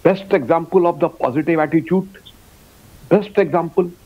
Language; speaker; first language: English; non-native, local second language; Hindi